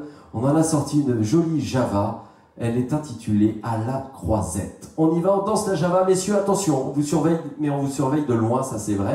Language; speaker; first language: French; native; French